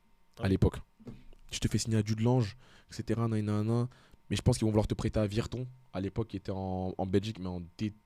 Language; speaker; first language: French; native; French